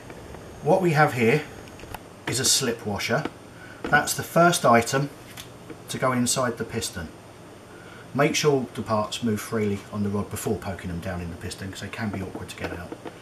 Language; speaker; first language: English; native; English